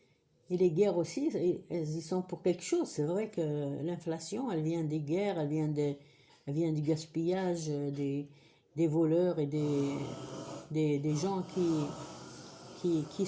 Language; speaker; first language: French; non-native, local second language; Kabyle